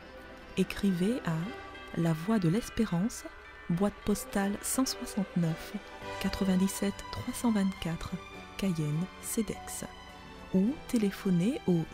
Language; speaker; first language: French; native; French